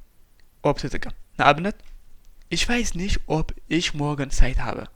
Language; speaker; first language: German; non-native, fluent; Tigrinya